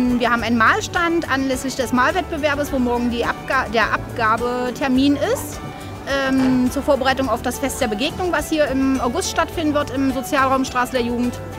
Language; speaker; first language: German; native; German